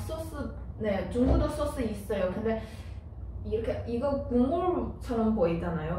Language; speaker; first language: Korean; non-native, fluent; Chinese